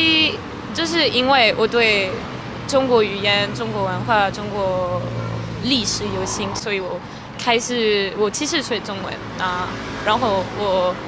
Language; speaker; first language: Chinese; non-native, fluent; French